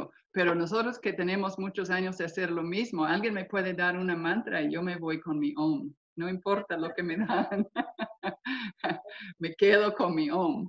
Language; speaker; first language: Spanish; non-native, fluent; English